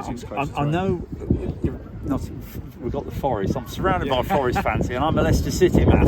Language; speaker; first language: English; native; English